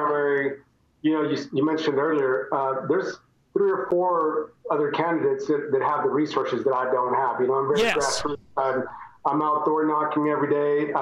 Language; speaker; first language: English; native; English